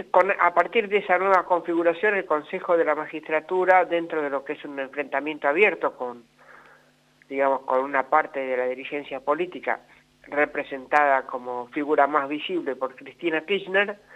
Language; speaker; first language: Spanish; native; Spanish